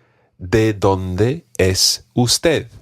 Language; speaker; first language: Spanish; non-native, fluent; English